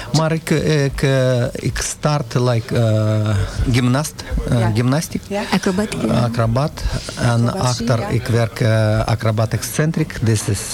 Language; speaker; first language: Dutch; non-native, learner; Russian